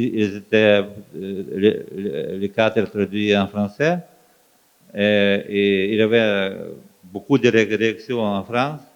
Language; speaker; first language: French; non-native, fluent; Ukrainian